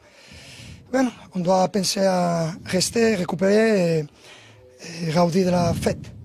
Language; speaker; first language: French; non-native, fluent; Spanish